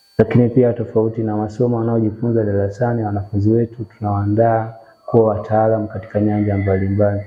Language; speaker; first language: Swahili; native; Swahili